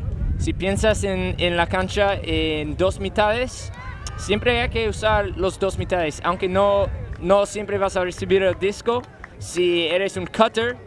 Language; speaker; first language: Spanish; non-native, learner; English